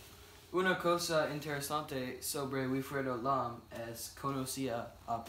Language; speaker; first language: Spanish; non-native, learner; English